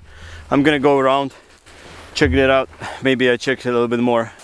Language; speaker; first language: English; non-native, learner; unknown